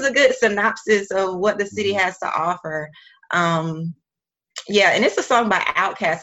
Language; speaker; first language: English; native; English